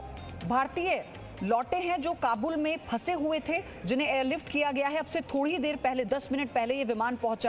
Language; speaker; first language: Hindi; native; Hindi